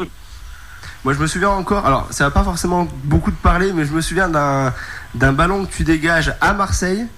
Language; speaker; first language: French; native; French